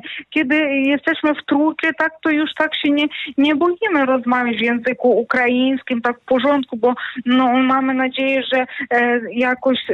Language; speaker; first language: Polish; non-native, fluent; Ukrainian